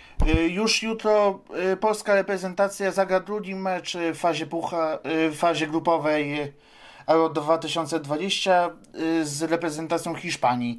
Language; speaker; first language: Polish; native; Polish